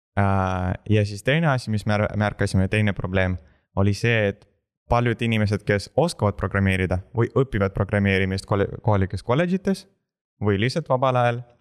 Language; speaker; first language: Estonian; non-native, local second language; Russian